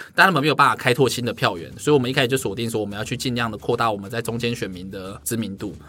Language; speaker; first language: Chinese; native; Chinese